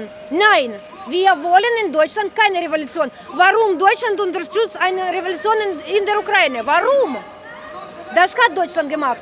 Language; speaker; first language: German; non-native, fluent; Russian